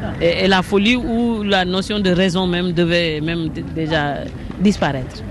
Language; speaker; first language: French; non-native, local second language; Wolof